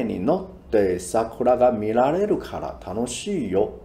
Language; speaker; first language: Japanese; non-native, fluent; Chinese